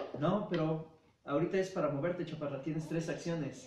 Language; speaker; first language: Spanish; native; Spanish